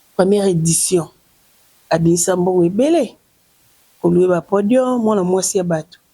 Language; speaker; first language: Lingala; native; Lingala